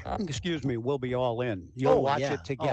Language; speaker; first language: English; native; English